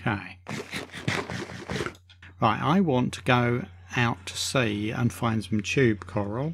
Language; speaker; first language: English; native; English